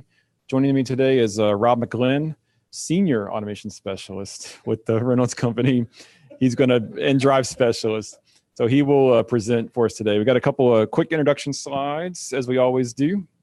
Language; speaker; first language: English; native; English